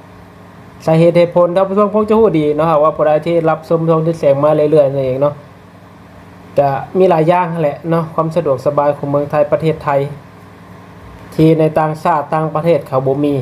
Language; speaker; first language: Thai; non-native, local second language; Lao